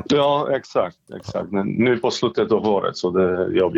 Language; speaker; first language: Swedish; non-native, fluent; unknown